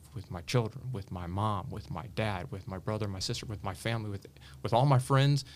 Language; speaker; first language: English; native; English